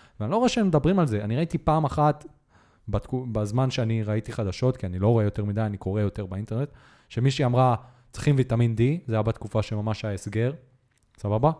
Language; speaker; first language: Hebrew; native; Hebrew